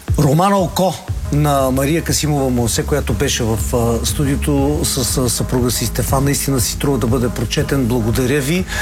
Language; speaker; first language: Bulgarian; native; Bulgarian